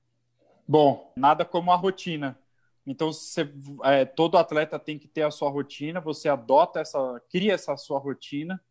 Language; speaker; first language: Portuguese; native; Portuguese